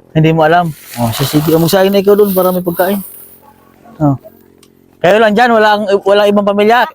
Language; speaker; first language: Filipino; native; Filipino